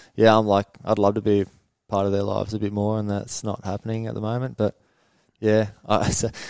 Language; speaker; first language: English; early bilingual, other home language; Swedish